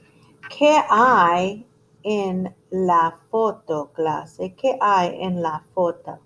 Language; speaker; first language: Spanish; non-native, fluent; English